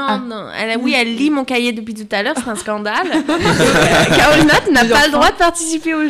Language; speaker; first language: French; native; French